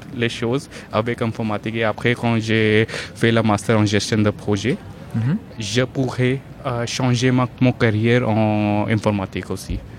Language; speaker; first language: French; non-native, fluent; Hindi